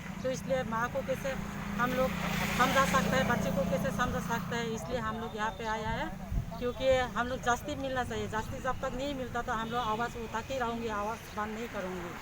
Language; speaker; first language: Hindi; non-native, local second language; Kok Borok